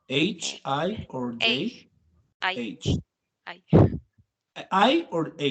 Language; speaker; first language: English; non-native, fluent; Spanish